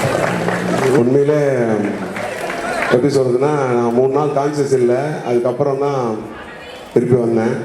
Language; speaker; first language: Tamil; native; Tamil